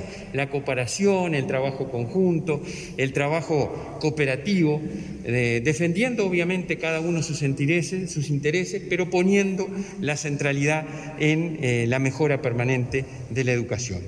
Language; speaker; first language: Spanish; native; Spanish